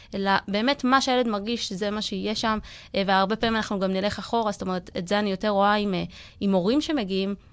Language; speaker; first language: Hebrew; native; Hebrew